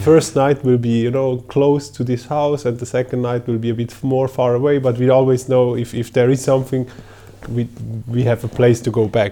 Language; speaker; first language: English; non-native, fluent; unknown